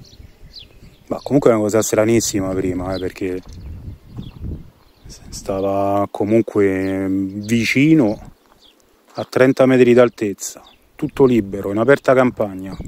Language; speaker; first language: Italian; native; Italian